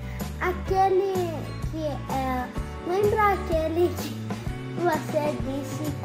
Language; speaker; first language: Portuguese; early bilingual, heritage; Portuguese